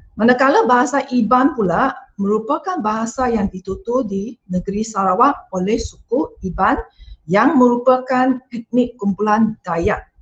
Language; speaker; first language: Malay; non-native, local second language; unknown